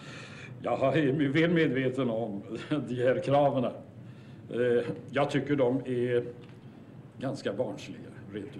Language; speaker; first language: Swedish; native; Swedish